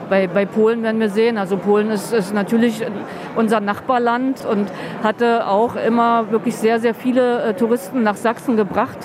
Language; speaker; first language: German; native; German